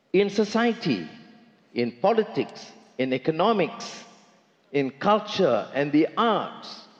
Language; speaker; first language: English; non-native, local second language; Malay